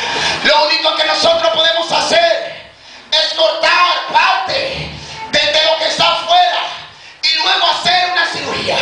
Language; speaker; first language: Spanish; native; Spanish